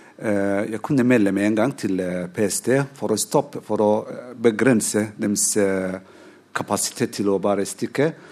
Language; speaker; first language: Norwegian; non-native, fluent; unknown